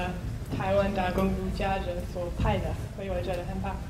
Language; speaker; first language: Chinese; non-native, fluent; English